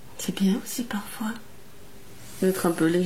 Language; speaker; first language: French; native; French